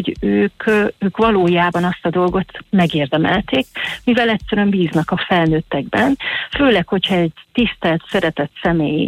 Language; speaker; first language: Hungarian; native; Hungarian